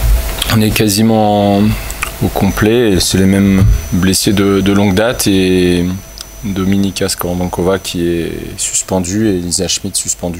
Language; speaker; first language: French; native; French